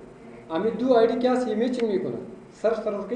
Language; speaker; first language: Persian; non-native, local second language; Pashto